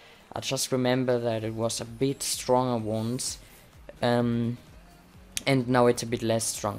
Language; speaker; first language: English; non-native, fluent; Swiss German